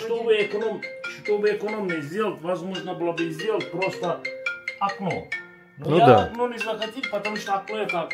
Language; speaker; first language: Russian; non-native, learner; Turkish